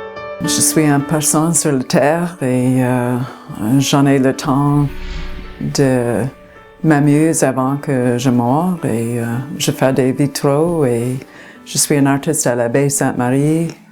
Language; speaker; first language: French; non-native, local second language; English